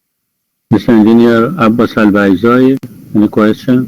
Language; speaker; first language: English; non-native, fluent; Persian